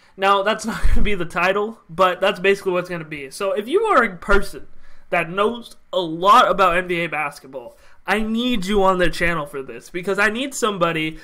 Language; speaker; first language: English; native; English